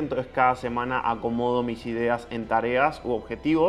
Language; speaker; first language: Spanish; native; Spanish